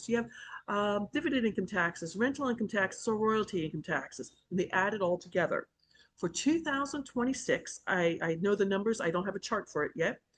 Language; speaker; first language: English; native; English